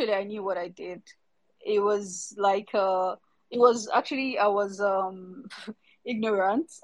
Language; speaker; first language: English; non-native, local second language; Yoruba